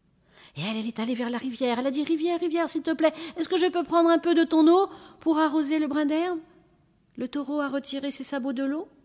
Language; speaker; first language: French; native; French